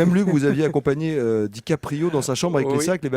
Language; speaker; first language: French; native; French